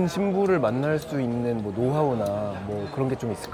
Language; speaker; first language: Korean; native; Korean